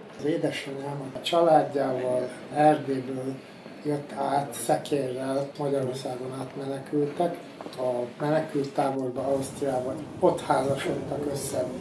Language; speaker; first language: Hungarian; early bilingual, heritage; Hungarian